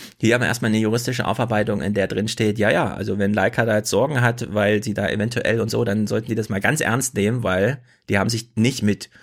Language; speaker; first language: German; native; German